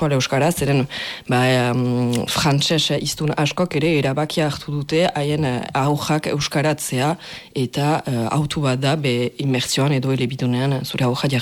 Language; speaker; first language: Basque; native; Basque